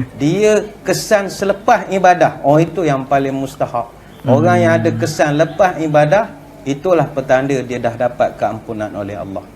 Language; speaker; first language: Malay; native; Malay